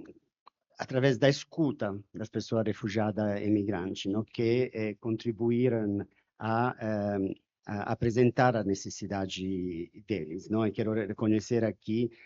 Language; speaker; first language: Portuguese; non-native, fluent; Spanish